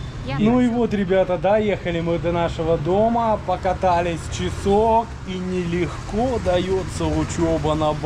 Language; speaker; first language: Russian; native; Russian